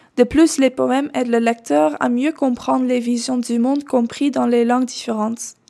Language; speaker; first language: French; non-native, fluent; Dutch